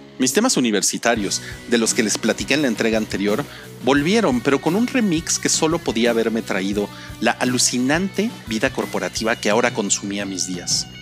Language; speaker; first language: Spanish; native; Spanish